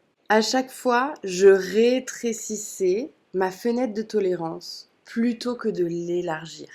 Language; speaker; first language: French; native; French